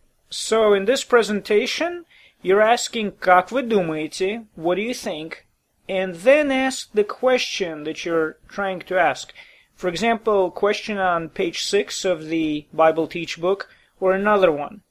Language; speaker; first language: English; native; English